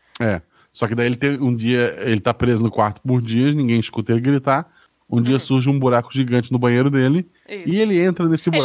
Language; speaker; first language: Portuguese; native; Portuguese